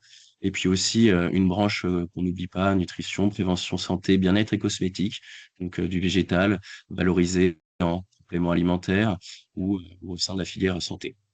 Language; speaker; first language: French; native; French